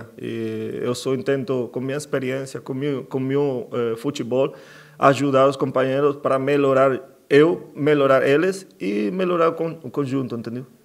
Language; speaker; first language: Portuguese; non-native, fluent; Spanish